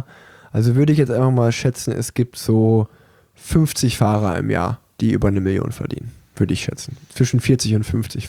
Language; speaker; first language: German; native; German